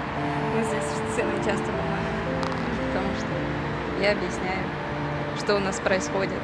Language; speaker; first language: Russian; native; Russian